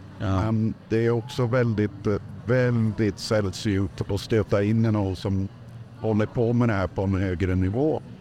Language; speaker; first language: Swedish; native; Swedish